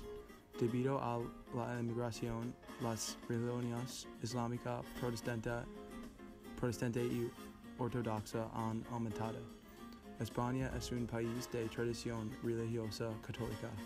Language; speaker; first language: Spanish; non-native, learner; English